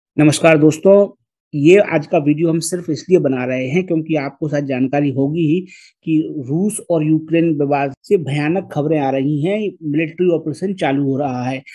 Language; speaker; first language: Hindi; native; Hindi